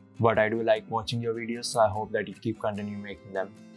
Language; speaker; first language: English; native; English